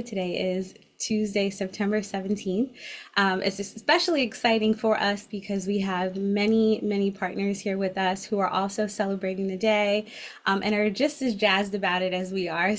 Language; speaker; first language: English; native; English